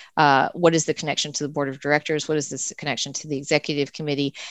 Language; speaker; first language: English; native; English